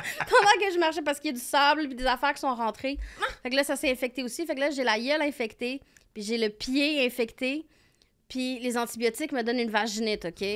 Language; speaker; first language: French; early bilingual, other home language; Arabic